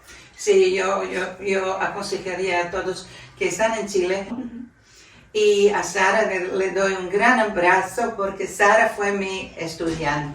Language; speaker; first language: Spanish; non-native, fluent; Croatian